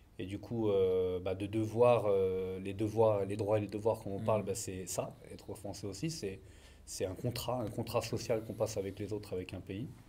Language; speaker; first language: French; native; French